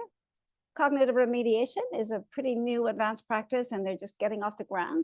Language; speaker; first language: English; native; English